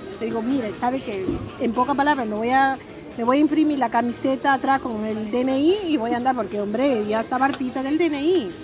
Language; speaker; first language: Spanish; native; Spanish